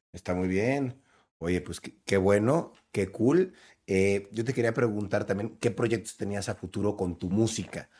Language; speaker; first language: Spanish; native; Spanish